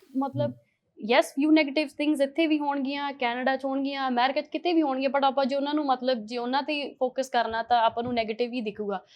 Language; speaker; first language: Punjabi; early bilingual, heritage; Punjabi